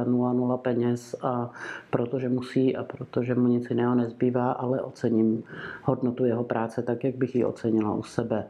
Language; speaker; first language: Czech; native; Czech